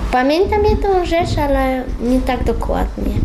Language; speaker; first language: Polish; early bilingual, heritage; Polish